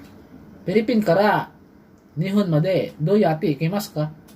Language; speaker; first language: Japanese; non-native, learner; Cebuano